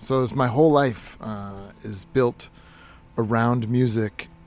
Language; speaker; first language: English; native; English